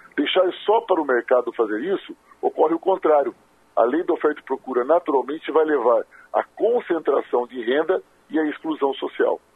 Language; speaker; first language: Portuguese; native; Portuguese